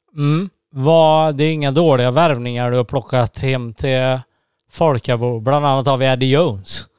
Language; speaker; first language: Swedish; native; Swedish